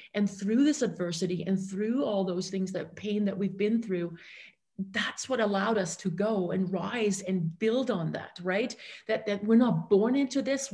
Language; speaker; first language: English; non-native, fluent; German